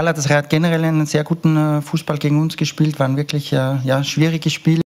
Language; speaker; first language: German; native; German